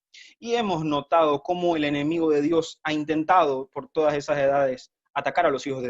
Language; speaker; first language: Spanish; native; Spanish